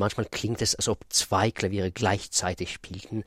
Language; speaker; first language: German; non-native, fluent; Russian